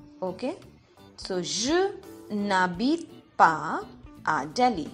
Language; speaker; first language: French; non-native, fluent; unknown